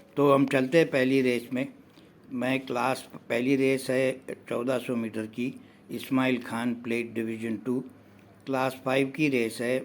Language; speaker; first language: Hindi; non-native, local second language; Gujarati